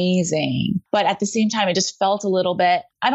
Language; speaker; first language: English; native; English